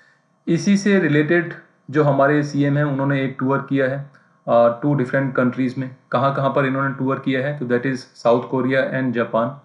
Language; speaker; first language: Hindi; native; Hindi